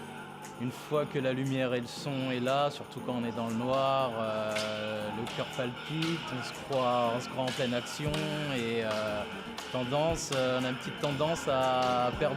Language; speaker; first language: French; native; French